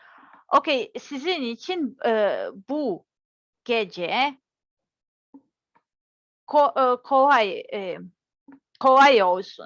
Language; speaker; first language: Turkish; non-native, learner; Serbian